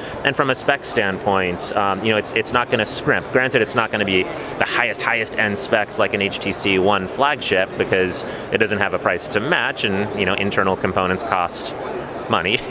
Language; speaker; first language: English; native; English